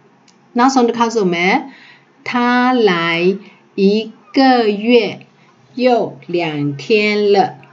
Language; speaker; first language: Chinese; non-native, fluent; Burmese